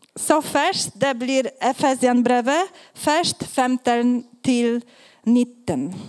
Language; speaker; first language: Swedish; non-native, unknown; Polish